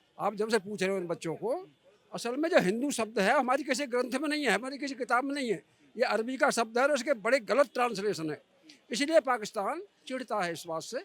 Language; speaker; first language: Hindi; native; Hindi